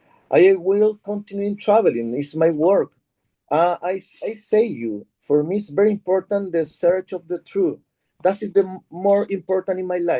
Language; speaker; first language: English; non-native, learner; Spanish